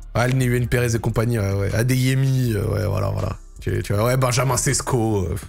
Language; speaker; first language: French; native; French